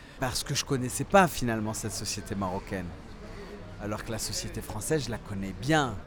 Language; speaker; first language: French; early bilingual, other home language; Central Atlas Tamazight